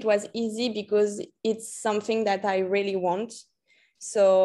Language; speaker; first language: English; non-native, learner; French